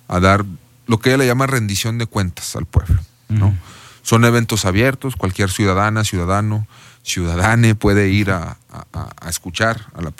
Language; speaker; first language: Spanish; native; Spanish